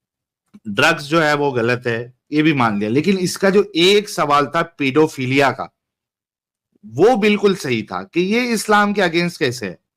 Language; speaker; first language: Hindi; native; Hindi